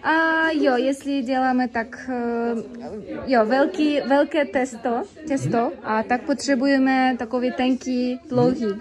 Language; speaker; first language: Czech; non-native, learner; Kara-Kalpak